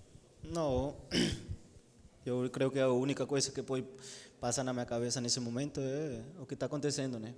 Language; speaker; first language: Portuguese; non-native, fluent; Spanish